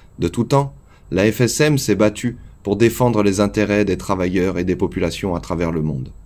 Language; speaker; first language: French; native; French